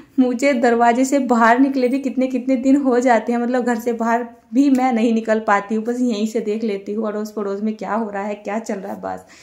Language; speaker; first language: Hindi; native; Hindi